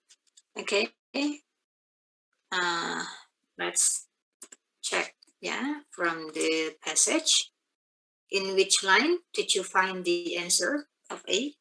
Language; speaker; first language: English; non-native, fluent; Indonesian